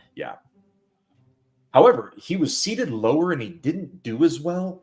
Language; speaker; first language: English; native; English